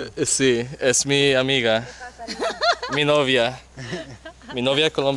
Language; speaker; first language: Spanish; non-native, learner; English